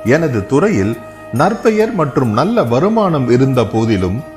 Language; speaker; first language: Tamil; native; Tamil